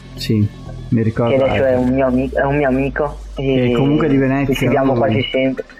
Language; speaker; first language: Italian; native; Italian